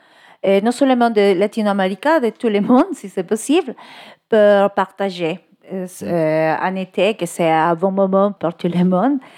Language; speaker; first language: French; non-native, learner; Spanish